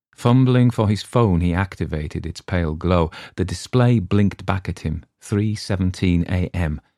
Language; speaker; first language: English; native; English